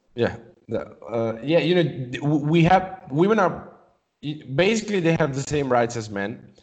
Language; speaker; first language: English; non-native, fluent; Italian